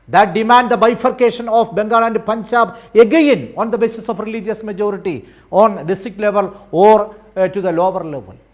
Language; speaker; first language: English; non-native, local second language; Malayalam